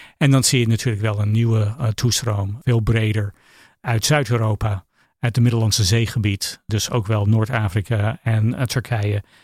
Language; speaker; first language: Dutch; non-native, fluent; English